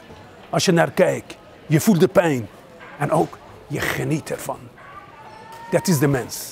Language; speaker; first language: Dutch; non-native, fluent; Persian